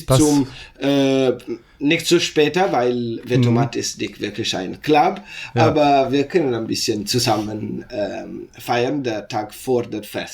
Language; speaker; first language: German; non-native, learner; Italian